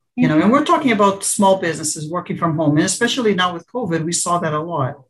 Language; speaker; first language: English; early bilingual, other home language; Portuguese